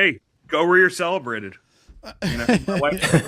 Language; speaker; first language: English; native; English